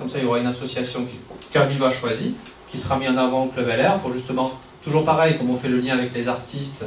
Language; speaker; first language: French; native; French